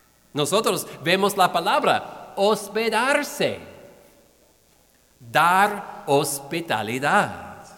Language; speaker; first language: Spanish; non-native, fluent; English